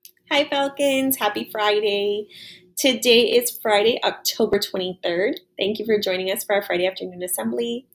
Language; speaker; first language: English; native; English